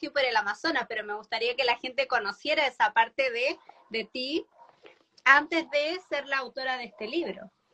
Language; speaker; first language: Spanish; native; Spanish